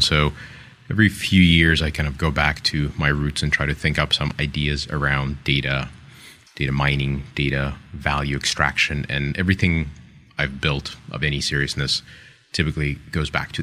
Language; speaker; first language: English; non-native, fluent; Ukrainian